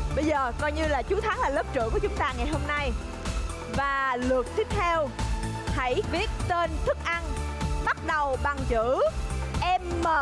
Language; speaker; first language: Vietnamese; native; Vietnamese